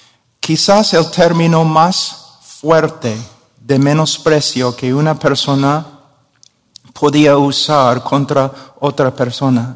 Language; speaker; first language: Spanish; non-native, fluent; English